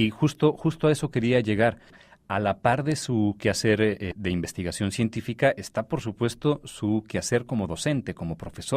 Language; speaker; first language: Spanish; native; Spanish